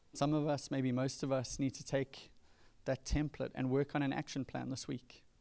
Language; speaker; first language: English; native; English